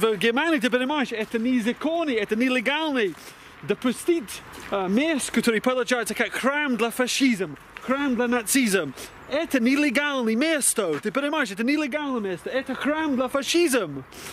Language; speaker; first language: Russian; non-native, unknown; English